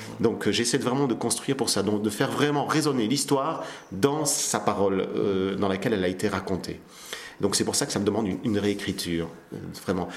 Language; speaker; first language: French; early bilingual, other home language; Kabyle